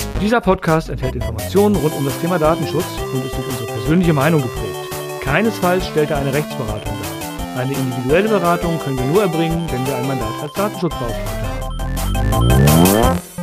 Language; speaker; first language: German; native; German